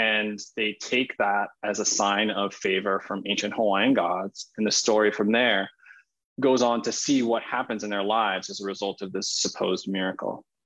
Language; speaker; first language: English; native; English